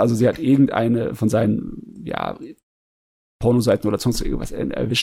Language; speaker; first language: German; native; German